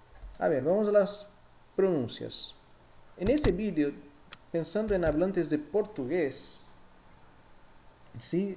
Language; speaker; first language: Spanish; non-native, fluent; Portuguese